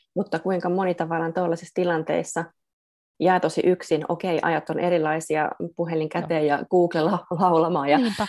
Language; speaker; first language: Finnish; native; Finnish